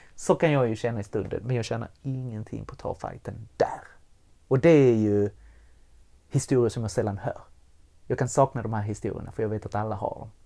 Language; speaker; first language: Swedish; early bilingual, other home language; Spanish